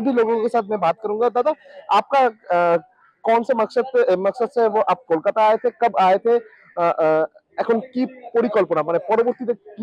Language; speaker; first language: Hindi; non-native, local second language; Bangla